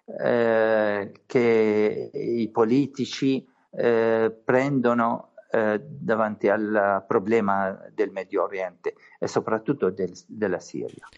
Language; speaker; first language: Italian; non-native, fluent; Arabic